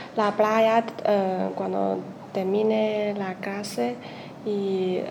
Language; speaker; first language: Spanish; non-native, learner; Chinese